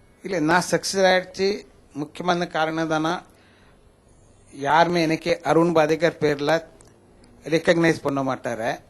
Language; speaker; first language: Tamil; non-native, fluent; Marathi